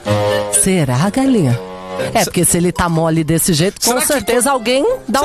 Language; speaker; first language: Portuguese; native; Portuguese